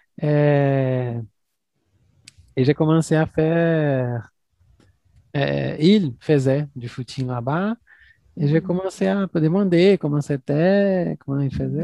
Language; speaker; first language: French; non-native, fluent; Portuguese